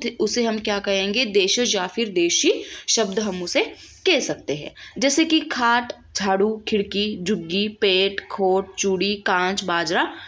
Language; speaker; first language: Hindi; non-native, local second language; Marathi